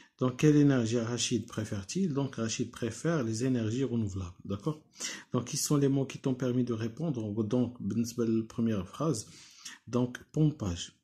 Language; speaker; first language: French; non-native, local second language; Arabic